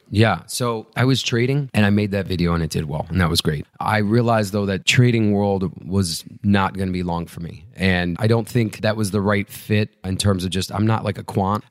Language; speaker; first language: English; native; English